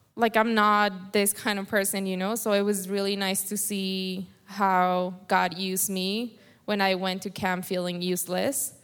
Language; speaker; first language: English; non-native, fluent; Spanish